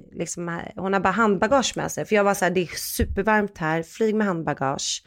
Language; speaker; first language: Swedish; native; Swedish